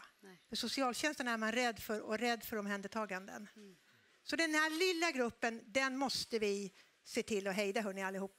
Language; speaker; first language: Swedish; native; Swedish